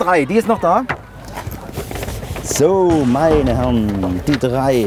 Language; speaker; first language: German; native; German